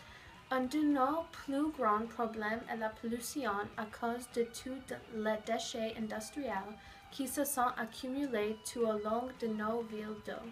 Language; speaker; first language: French; non-native, learner; English